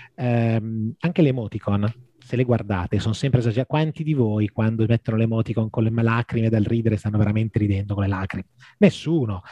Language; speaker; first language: Italian; native; Italian